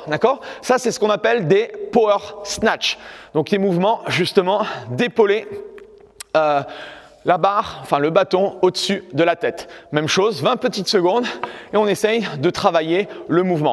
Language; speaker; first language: French; native; French